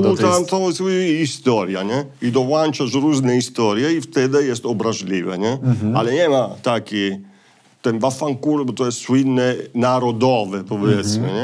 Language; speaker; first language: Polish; non-native, fluent; Italian